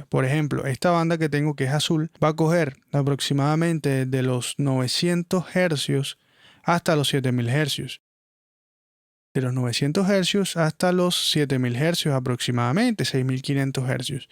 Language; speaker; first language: Spanish; native; Spanish